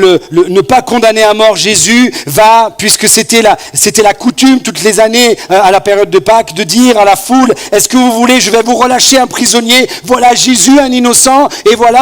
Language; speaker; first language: French; native; French